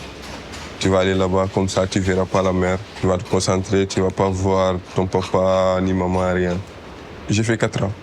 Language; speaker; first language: French; non-native, local second language; Wolof